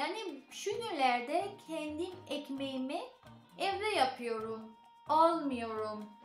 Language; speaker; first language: Turkish; non-native, learner; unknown